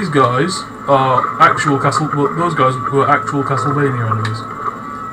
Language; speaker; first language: English; native; English